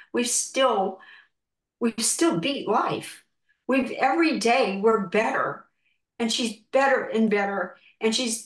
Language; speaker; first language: English; native; English